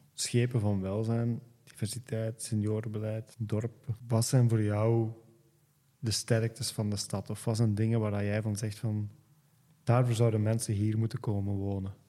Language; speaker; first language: Dutch; native; Dutch